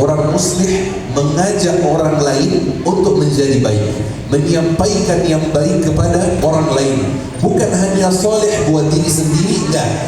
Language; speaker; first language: Indonesian; non-native, fluent; Arabic